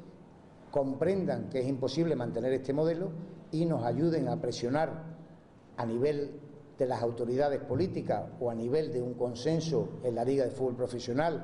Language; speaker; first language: Spanish; native; Spanish